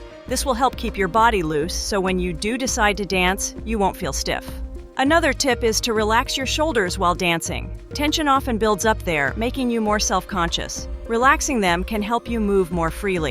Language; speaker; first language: English; non-native, fluent; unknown